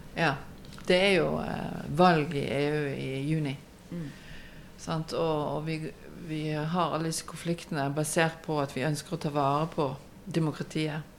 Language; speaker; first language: Norwegian; native; Norwegian